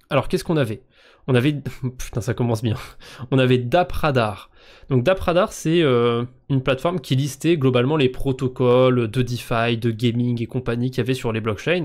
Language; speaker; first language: French; native; French